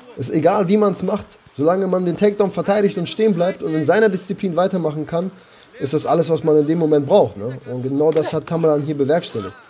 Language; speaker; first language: German; early bilingual, other home language; Armenian